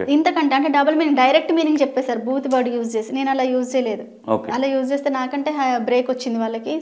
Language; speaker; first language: Telugu; non-native, local second language; Hindi